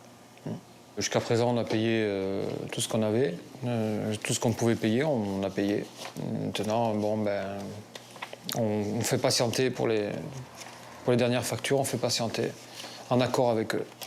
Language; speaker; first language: French; native; French